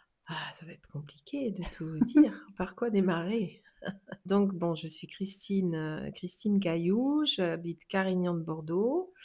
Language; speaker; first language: French; native; French